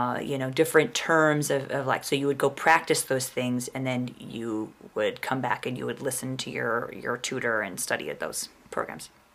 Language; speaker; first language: English; native; English